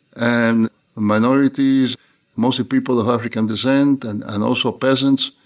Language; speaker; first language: English; non-native, fluent; Spanish